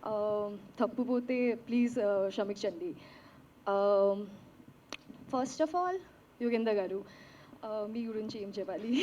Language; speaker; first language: Telugu; non-native, learner; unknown